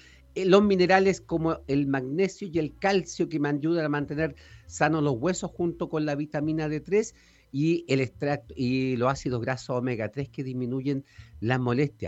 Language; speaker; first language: Spanish; native; Spanish